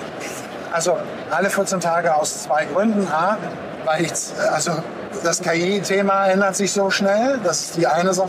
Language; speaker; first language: German; native; German